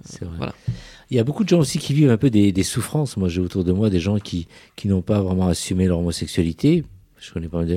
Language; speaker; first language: French; native; French